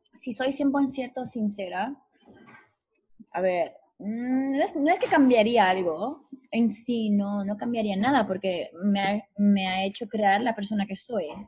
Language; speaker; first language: Spanish; native; Spanish